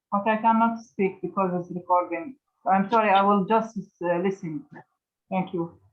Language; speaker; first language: English; non-native, learner; Arabic